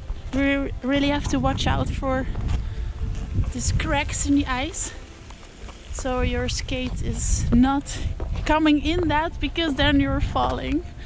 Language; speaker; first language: English; non-native, fluent; Dutch